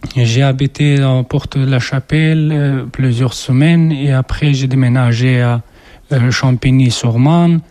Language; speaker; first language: French; non-native, learner; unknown